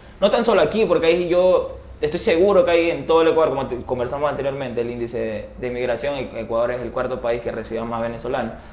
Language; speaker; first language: Spanish; native; Spanish